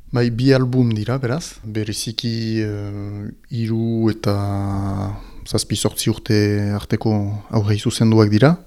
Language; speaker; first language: Basque; native; Basque